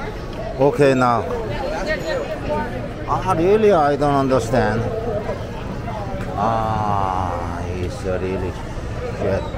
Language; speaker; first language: English; non-native, learner; Korean